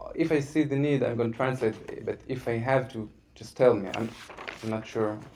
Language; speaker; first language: English; non-native, fluent; Hebrew